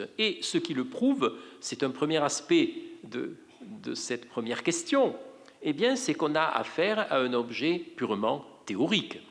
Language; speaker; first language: French; native; French